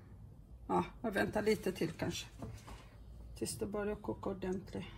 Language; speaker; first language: Swedish; non-native, fluent; Portuguese